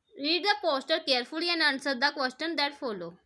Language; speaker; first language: English; non-native, local second language; Punjabi